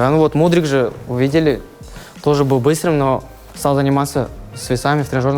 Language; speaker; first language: Russian; native; Russian